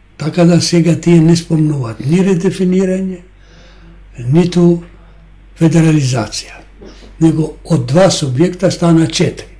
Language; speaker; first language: Macedonian; non-native, local second language; Albanian